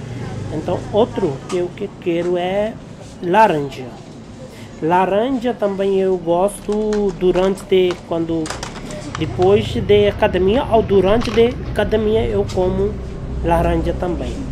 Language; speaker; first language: Portuguese; non-native, learner; Hindi